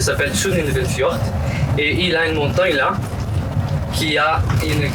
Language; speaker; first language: French; non-native, learner; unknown